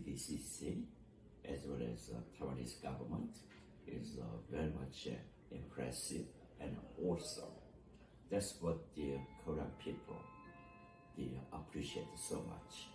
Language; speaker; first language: English; non-native, fluent; Korean